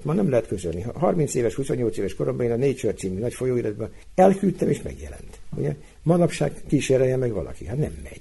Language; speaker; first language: Hungarian; native; Hungarian